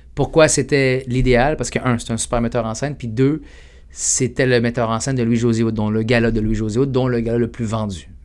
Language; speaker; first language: French; early bilingual, other home language; Arabic